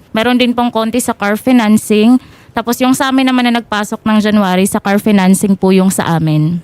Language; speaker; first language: Filipino; native; Filipino